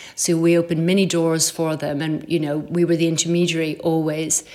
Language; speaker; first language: English; native; English